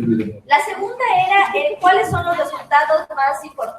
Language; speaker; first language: Spanish; native; Spanish